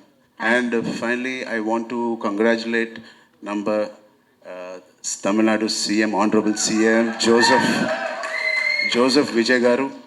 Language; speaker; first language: Tamil; non-native, local second language; Telugu